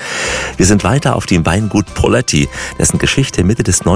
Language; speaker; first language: German; native; German